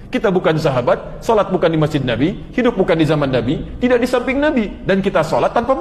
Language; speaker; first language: Indonesian; native; Indonesian